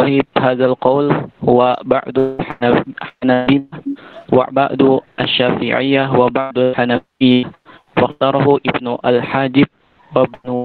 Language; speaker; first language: Arabic; non-native, learner; Indonesian